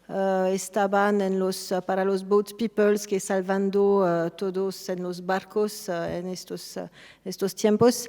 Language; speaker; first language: Spanish; non-native, fluent; French